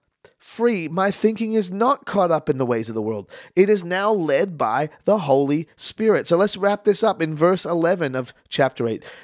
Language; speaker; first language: English; native; English